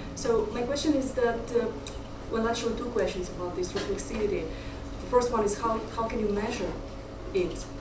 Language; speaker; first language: English; non-native, fluent; Russian